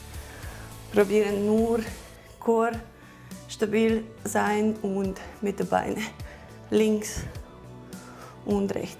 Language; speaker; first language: German; non-native, learner; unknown